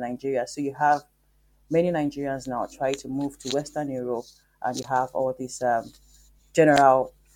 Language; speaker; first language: English; non-native, local second language; Yoruba